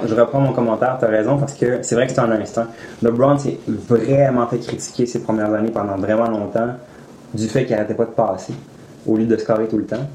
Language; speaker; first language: French; native; French